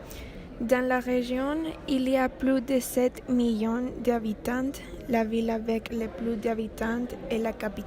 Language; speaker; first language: French; non-native, learner; Spanish